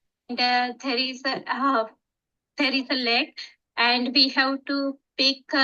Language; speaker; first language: English; non-native, learner; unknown